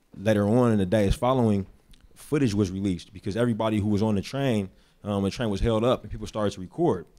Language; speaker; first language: English; native; English